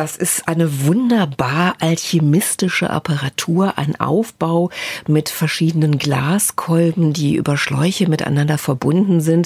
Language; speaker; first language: German; native; German